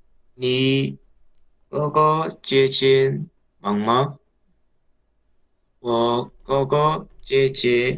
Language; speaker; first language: Chinese; non-native, learner; Korean